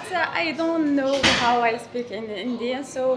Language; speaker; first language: English; non-native, learner; Arabic